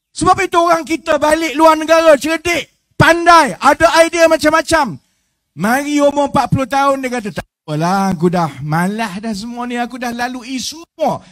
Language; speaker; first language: Malay; native; Malay